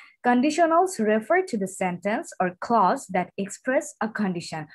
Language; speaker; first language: English; non-native, local second language; Bangla